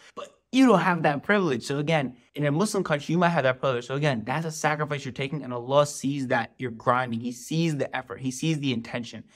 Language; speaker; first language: English; native; English